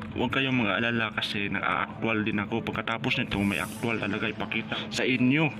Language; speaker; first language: Filipino; non-native, local second language; Cebuano